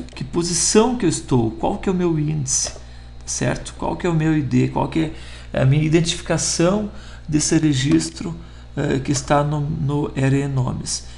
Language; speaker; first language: Portuguese; native; Portuguese